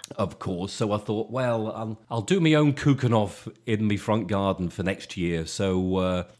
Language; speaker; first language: English; native; English